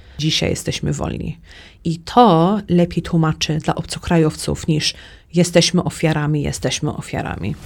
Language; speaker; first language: Polish; early bilingual, heritage; Polish